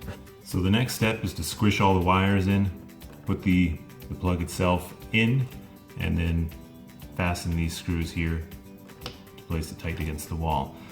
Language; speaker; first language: English; native; English